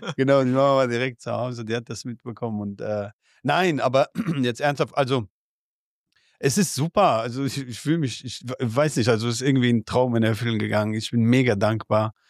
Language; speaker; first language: German; early bilingual, other home language; Persian